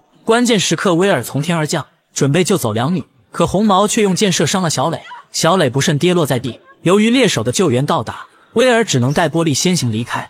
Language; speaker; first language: Chinese; native; Chinese